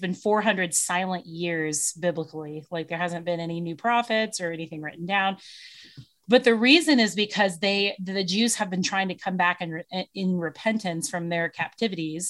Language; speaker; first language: English; native; English